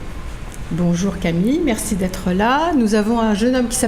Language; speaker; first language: French; native; French